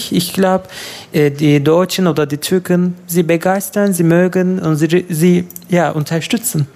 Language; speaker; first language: German; non-native, learner; Turkish